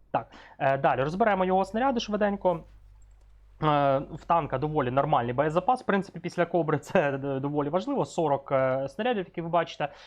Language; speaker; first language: Ukrainian; non-native, local second language; Russian